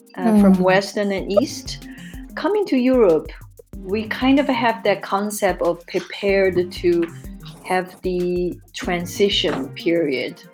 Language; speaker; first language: English; non-native, fluent; Chinese